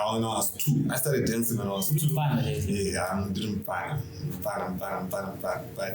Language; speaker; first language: English; non-native, local second language; Shona